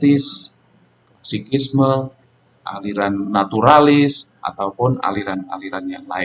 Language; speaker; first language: Indonesian; non-native, local second language; Javanese